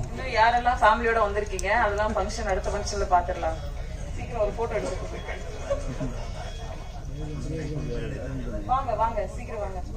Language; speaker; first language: Tamil; native; Tamil